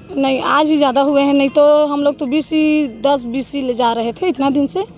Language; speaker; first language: Hindi; native; Hindi